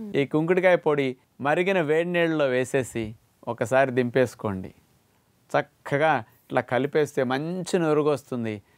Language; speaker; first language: Telugu; native; Telugu